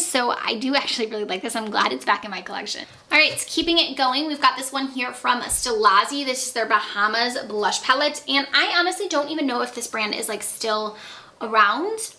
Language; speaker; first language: English; native; English